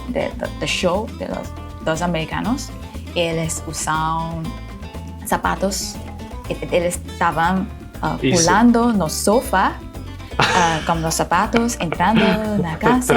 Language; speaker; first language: Portuguese; non-native, fluent; Thai